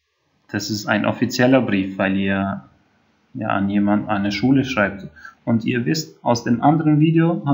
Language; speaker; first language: German; non-native, fluent; Albanian